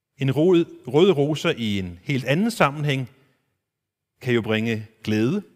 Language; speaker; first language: Danish; non-native, local second language; Faroese